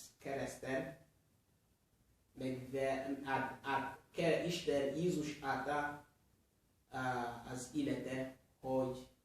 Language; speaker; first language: Hungarian; non-native, learner; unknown